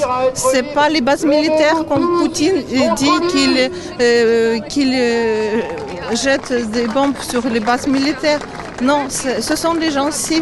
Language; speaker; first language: French; non-native, learner; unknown